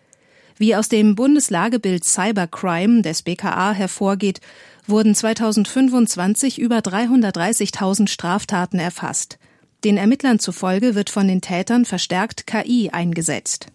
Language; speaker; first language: German; native; German